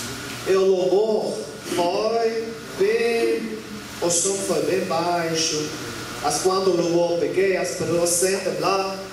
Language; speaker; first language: Portuguese; non-native, learner; German